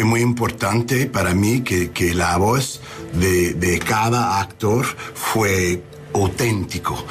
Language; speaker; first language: Spanish; non-native, learner; English